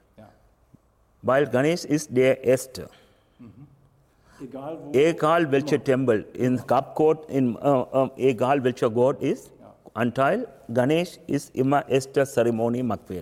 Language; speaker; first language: German; non-native, learner; Tamil